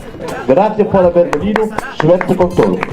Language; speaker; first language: Spanish; non-native, fluent; Dutch